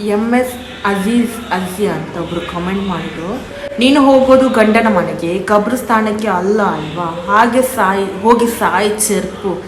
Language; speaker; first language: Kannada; non-native, local second language; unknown